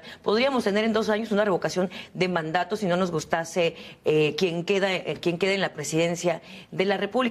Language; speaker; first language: Spanish; native; Spanish